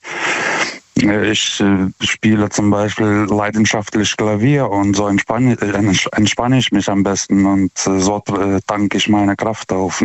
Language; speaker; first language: German; non-native, fluent; Lithuanian